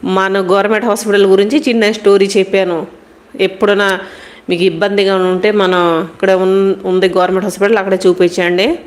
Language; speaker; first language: Telugu; non-native, local second language; Hindi